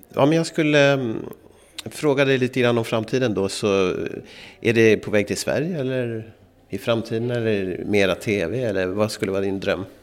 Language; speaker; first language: Swedish; native; Swedish